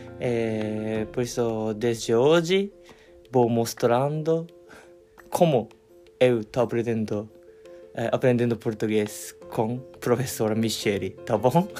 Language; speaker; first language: Portuguese; non-native, learner; Japanese